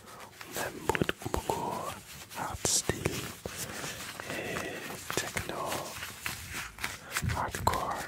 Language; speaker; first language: French; non-native, local second language; Dutch